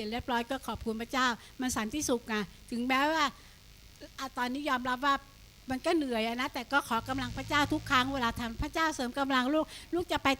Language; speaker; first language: Thai; native; Thai